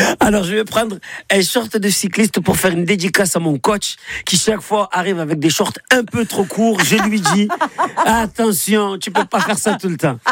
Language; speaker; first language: French; native; French